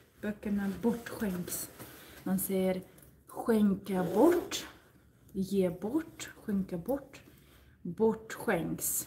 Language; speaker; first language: Swedish; non-native, fluent; Russian